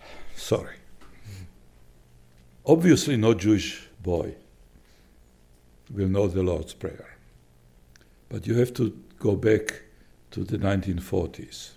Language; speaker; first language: English; non-native, fluent; Slovak